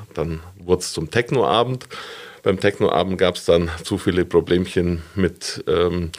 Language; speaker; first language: German; native; German